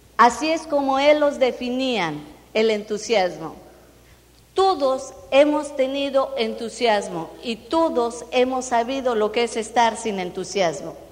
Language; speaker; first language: Spanish; non-native, fluent; Portuguese